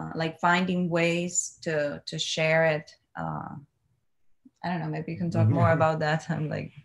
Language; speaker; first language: English; non-native, learner; Spanish